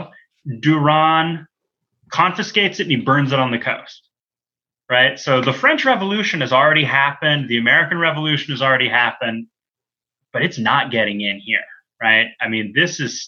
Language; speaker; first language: English; native; English